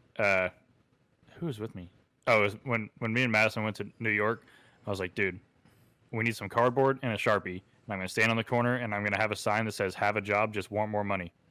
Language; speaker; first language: English; native; English